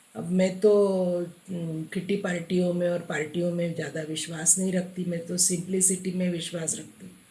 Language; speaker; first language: Hindi; non-native, local second language; Marathi